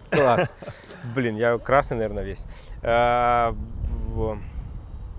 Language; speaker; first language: Russian; native; Russian